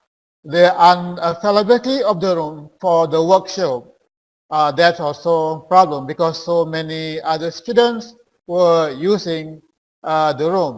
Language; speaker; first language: English; non-native, fluent; Indonesian